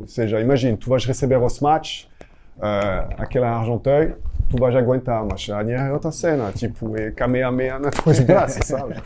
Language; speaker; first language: Portuguese; non-native, fluent; French